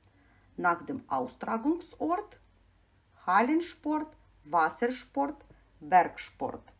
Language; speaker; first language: German; non-native, fluent; Ukrainian